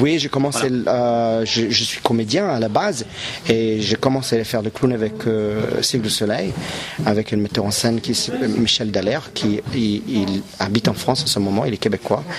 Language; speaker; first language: French; non-native, local second language; English